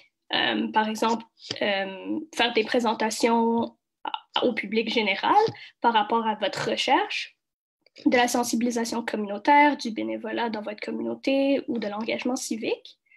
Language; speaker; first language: French; early bilingual, other home language; Kinyarwanda